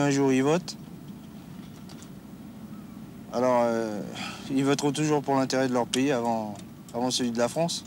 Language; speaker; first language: French; native; French